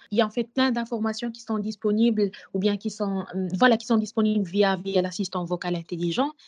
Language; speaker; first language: French; non-native, local second language; Arabic